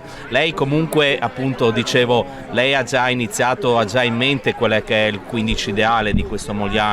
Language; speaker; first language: Italian; native; Italian